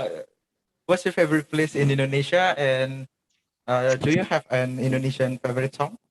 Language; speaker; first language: English; non-native, fluent; Indonesian